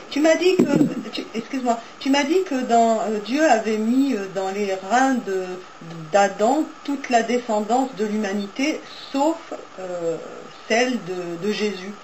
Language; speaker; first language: French; native; French